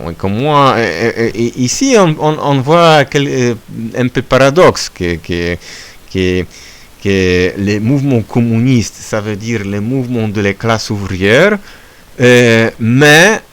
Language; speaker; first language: French; non-native, learner; Polish